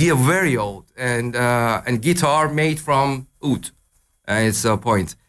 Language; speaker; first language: English; non-native, learner; Persian